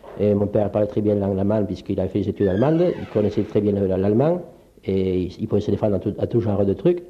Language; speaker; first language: French; early bilingual, other home language; Polish